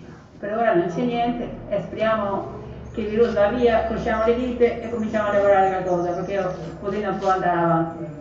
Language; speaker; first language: Italian; non-native, learner; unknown